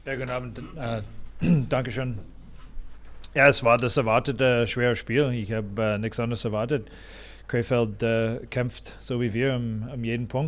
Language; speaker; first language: German; non-native, fluent; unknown